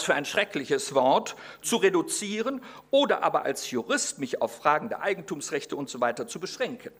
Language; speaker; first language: German; native; German